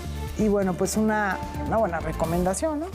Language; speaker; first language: Spanish; native; Spanish